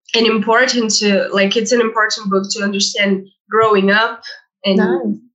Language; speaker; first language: English; non-native, fluent; Portuguese